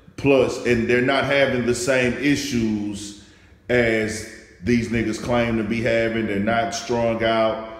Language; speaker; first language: English; native; English